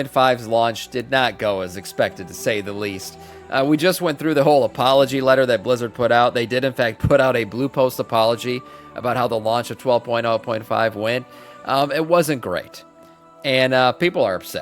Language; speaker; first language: English; native; English